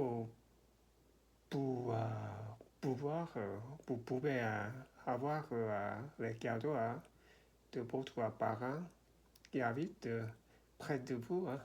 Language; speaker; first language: French; non-native, learner; Korean